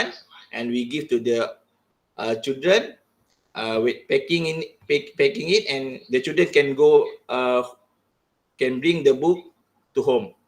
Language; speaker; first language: English; non-native, local second language; Malay